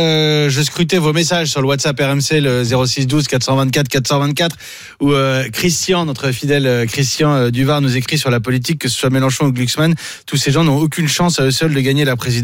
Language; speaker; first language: French; native; French